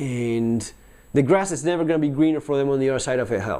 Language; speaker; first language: English; non-native, fluent; Spanish